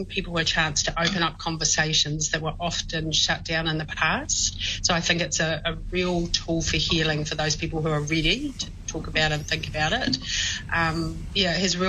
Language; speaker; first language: English; native; English